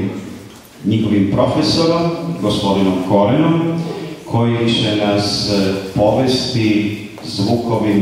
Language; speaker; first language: Croatian; native; Croatian